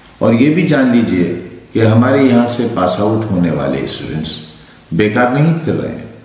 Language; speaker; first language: Urdu; native; Urdu